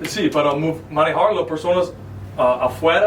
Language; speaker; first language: Spanish; non-native, learner; English